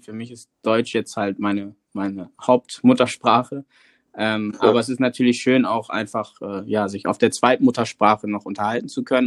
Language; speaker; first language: German; native; German